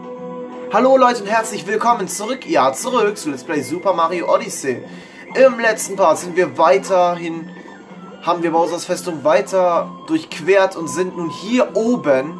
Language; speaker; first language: German; native; German